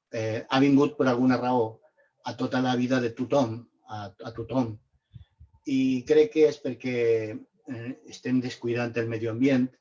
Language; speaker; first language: Catalan; non-native, local second language; Spanish